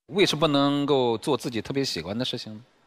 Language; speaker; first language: Chinese; native; Chinese